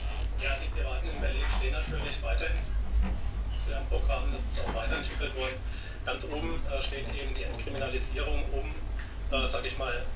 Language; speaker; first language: German; native; German